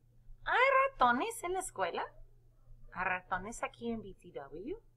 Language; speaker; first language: Spanish; non-native, fluent; English